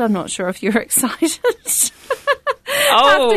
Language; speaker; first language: English; native; English